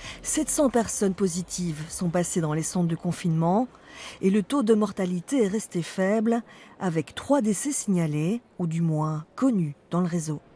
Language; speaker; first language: French; native; French